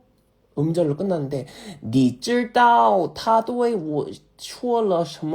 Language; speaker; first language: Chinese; non-native, learner; Korean